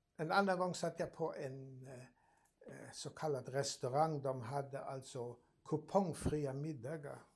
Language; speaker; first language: Swedish; non-native, fluent; German